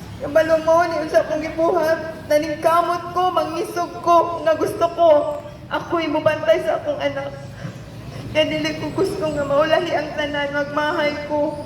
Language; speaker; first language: Cebuano; native; Cebuano